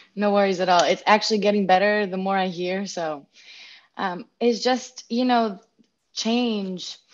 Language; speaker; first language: English; non-native, fluent; Greek